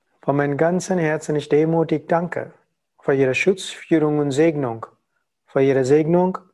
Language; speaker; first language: German; non-native, learner; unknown